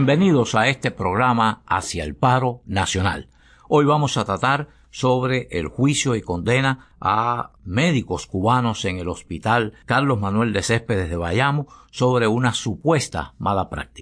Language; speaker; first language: Spanish; native; Spanish